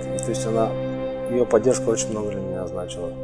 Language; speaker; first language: Russian; native; Russian